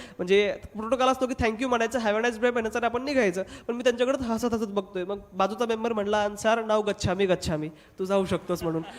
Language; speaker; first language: Marathi; non-native, local second language; Hindi